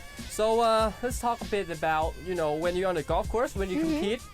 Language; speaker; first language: English; non-native, fluent; Thai